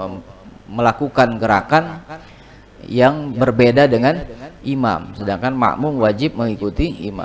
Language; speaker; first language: Indonesian; native; Indonesian